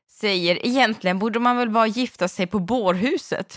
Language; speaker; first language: Swedish; native; Swedish